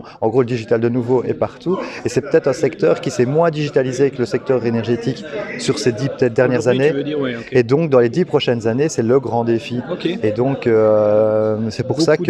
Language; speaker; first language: French; native; French